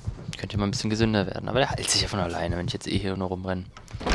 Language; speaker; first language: German; native; German